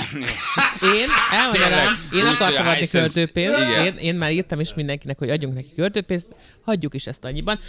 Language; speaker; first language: Hungarian; native; Hungarian